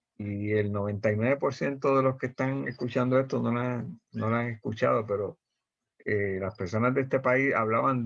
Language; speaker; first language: Spanish; native; Spanish